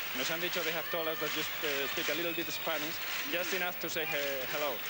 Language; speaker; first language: English; non-native, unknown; Spanish